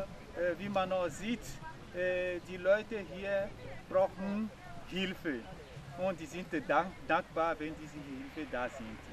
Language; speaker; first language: German; non-native, fluent; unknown